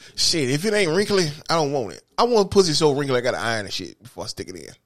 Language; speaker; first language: English; native; English